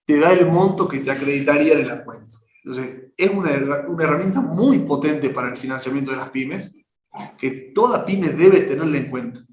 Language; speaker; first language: Spanish; native; Spanish